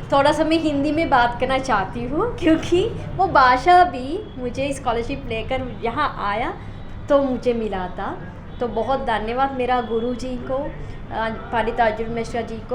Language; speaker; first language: Hindi; non-native, learner; Sinhala